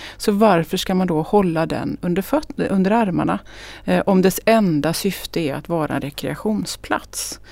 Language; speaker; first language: Swedish; native; Swedish